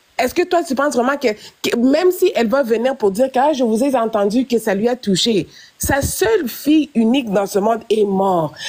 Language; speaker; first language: French; non-native, local second language; Lingala